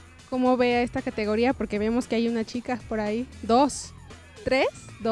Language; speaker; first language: Spanish; native; Spanish